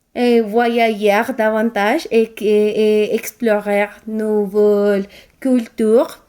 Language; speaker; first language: French; non-native, learner; Spanish